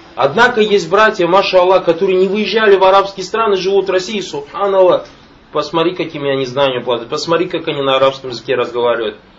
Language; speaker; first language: Russian; non-native, local second language; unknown